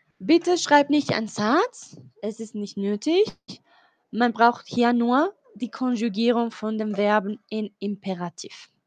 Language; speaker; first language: German; non-native, learner; Spanish